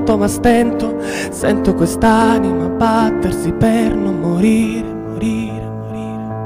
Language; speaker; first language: Italian; native; Italian